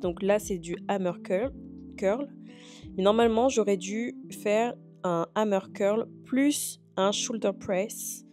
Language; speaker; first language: French; native; French